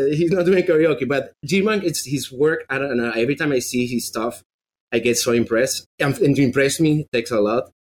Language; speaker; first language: English; non-native, fluent; Spanish